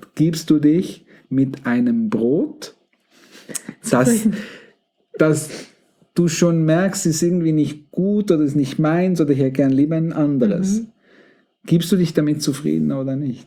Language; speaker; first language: German; native; German